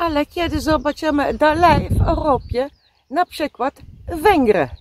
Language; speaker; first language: Polish; non-native, learner; Dutch